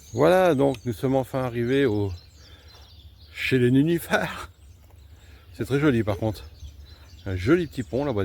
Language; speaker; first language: French; native; French